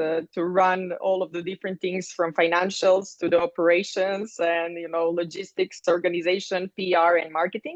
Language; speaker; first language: English; non-native, fluent; Croatian